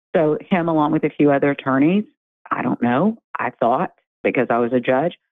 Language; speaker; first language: English; native; English